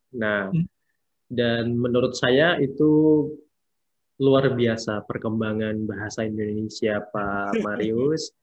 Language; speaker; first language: Indonesian; native; Indonesian